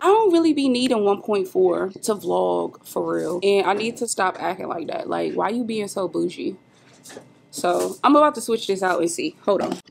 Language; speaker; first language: English; native; English